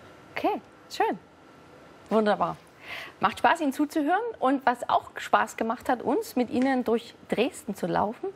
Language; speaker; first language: German; native; German